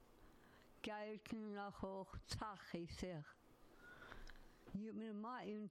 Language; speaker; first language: English; non-native, fluent; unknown